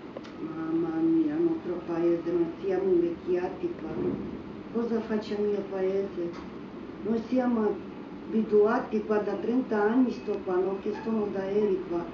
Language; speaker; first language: Italian; non-native, fluent; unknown